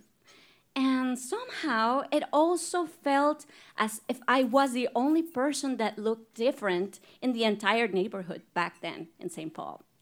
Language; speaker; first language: English; non-native, fluent; Spanish